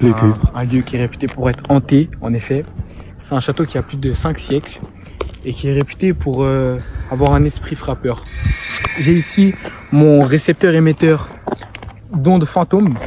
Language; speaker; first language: French; native; French